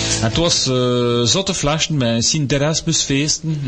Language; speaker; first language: Dutch; non-native, local second language; French